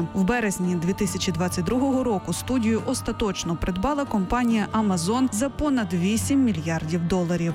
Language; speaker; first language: Ukrainian; native; Ukrainian